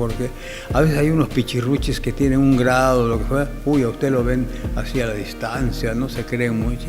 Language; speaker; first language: Spanish; native; Spanish